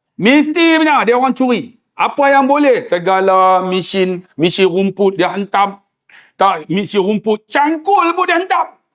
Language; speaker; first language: Malay; native; Malay